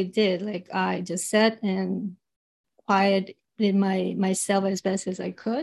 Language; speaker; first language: English; non-native, fluent; Korean